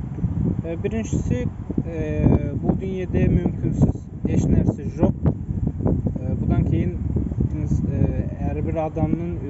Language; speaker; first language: Kazakh; non-native, fluent; Azerbaijani